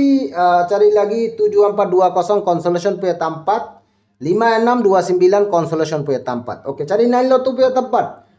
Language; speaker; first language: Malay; non-native, local second language; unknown